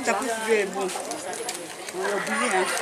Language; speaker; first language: Indonesian; non-native, local second language; Minangkabau